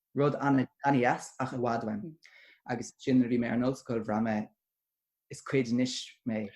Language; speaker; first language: Irish; non-native, local second language; English